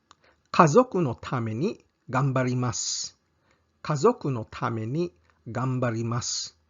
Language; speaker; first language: Japanese; non-native, fluent; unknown